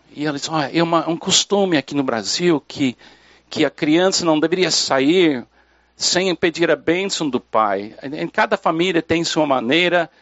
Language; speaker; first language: Portuguese; non-native, fluent; English